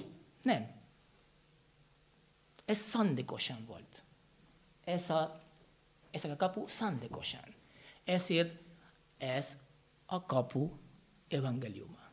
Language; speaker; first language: Hungarian; non-native, fluent; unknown